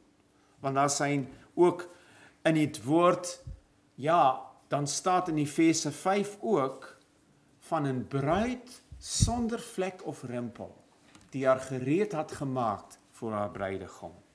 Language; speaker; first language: Dutch; non-native, fluent; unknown